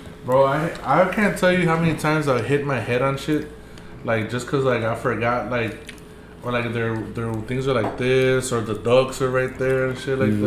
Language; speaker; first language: English; early bilingual, other home language; Spanish